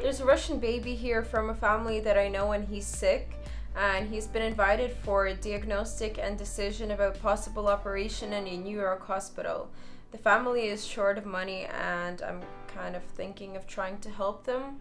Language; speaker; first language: English; native; English